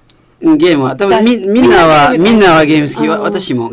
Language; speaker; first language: Japanese; non-native, fluent; French